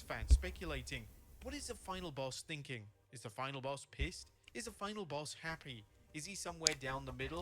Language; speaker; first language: English; native; English